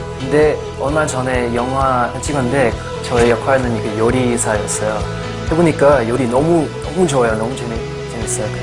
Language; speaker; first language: Korean; non-native, learner; English